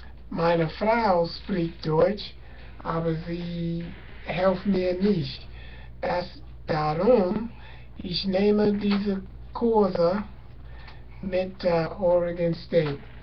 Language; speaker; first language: German; non-native, learner; English